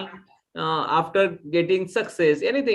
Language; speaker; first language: English; non-native, local second language; Marathi